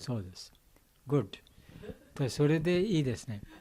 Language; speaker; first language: Japanese; non-native, learner; Bangla